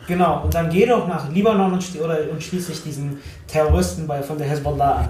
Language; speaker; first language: German; early bilingual, other home language; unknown